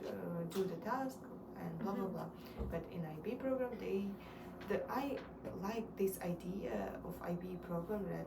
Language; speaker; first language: English; non-native, learner; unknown